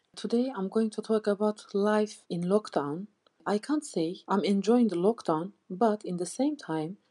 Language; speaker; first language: English; non-native, learner; Turkish